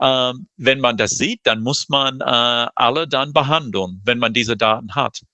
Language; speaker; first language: German; non-native, fluent; English